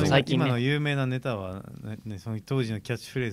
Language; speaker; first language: Japanese; native; Japanese